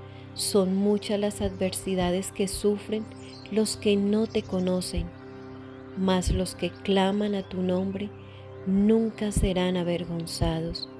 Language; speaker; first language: Spanish; native; Spanish